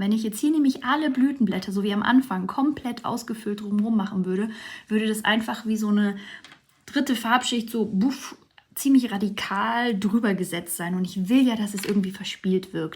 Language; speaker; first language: German; native; German